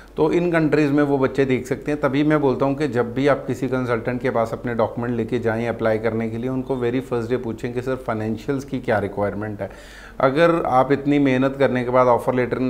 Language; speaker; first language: Hindi; non-native, local second language; Punjabi